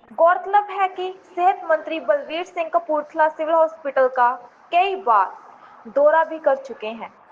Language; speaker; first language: Hindi; non-native, local second language; Punjabi